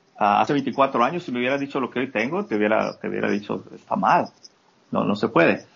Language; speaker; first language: Spanish; native; Spanish